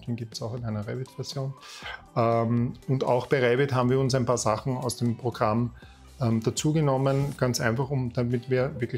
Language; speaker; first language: German; native; German